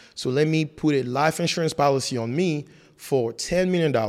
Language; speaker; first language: English; non-native, fluent; French